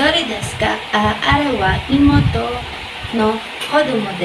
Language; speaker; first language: Japanese; non-native, learner; Filipino